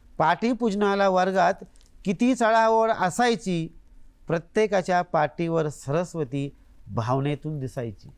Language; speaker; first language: Marathi; native; Marathi